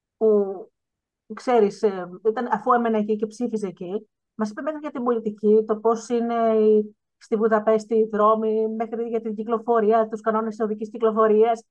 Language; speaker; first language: Greek; native; Greek